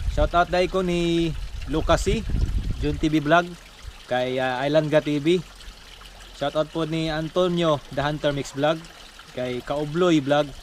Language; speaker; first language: Filipino; non-native, local second language; Cebuano